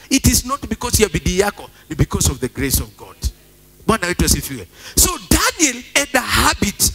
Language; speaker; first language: English; non-native, local second language; Swahili